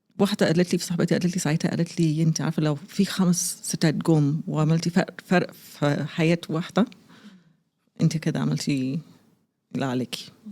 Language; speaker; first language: Egyptian Arabic; early bilingual, heritage; Arabic